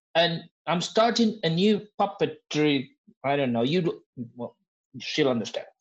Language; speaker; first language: English; non-native, fluent; Spanish